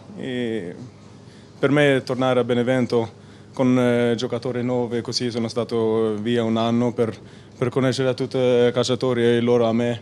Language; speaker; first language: Italian; non-native, learner; Spanish